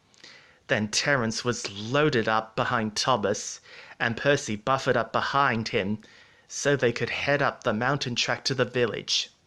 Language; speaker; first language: English; native; English